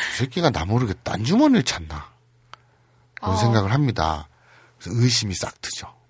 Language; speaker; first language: Korean; native; Korean